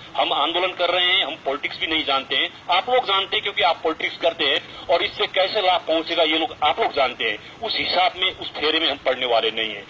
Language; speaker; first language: Hindi; non-native, local second language; Nepali